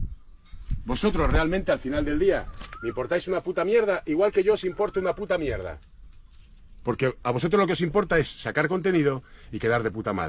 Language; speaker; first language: Spanish; native; Spanish